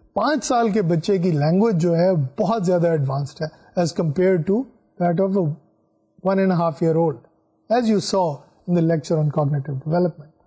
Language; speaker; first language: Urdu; non-native, local second language; Punjabi